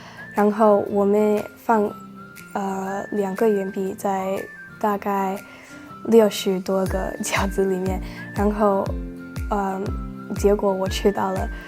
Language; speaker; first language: Chinese; non-native, fluent; English